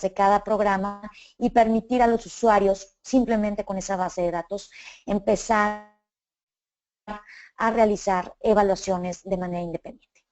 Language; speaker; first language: Spanish; native; Spanish